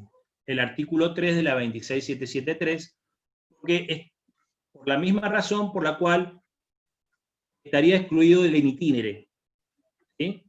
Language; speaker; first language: Spanish; native; Spanish